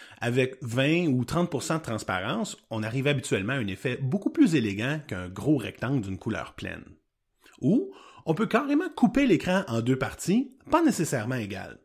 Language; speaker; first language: French; native; French